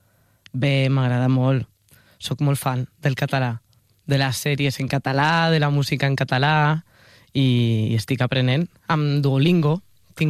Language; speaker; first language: Catalan; non-native, learner; Spanish